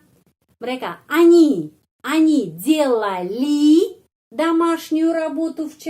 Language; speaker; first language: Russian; non-native, fluent; Indonesian